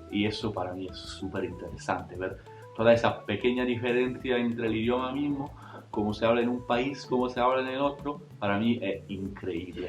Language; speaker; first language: Spanish; non-native, fluent; Italian